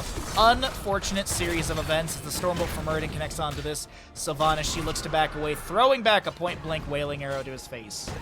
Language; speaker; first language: English; native; English